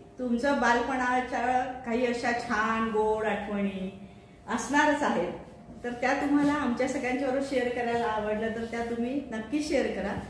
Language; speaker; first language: Marathi; native; Marathi